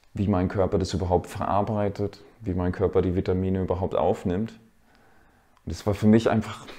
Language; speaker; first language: German; native; German